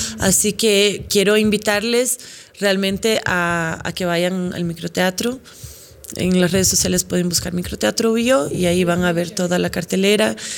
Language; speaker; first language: Spanish; non-native, fluent; Portuguese